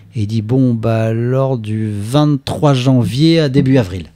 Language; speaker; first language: French; native; French